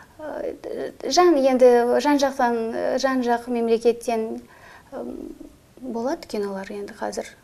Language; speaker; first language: Kazakh; native; Kazakh